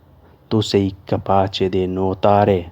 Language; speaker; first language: Italian; non-native, learner; Urdu